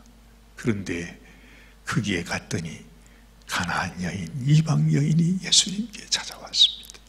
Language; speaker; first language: Korean; native; Korean